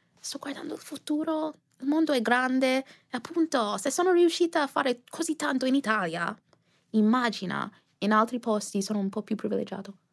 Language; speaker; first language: Italian; non-native, fluent; English